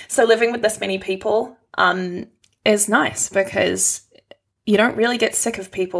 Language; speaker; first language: English; native; English